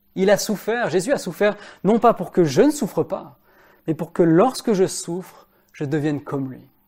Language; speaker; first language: French; native; French